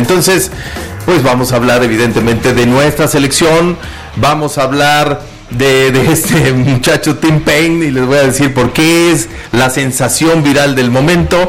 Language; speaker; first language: Spanish; native; Spanish